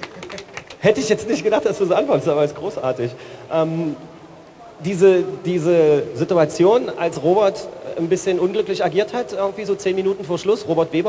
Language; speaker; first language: German; native; German